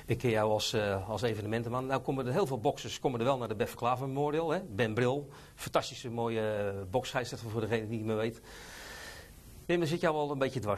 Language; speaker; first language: Dutch; native; Dutch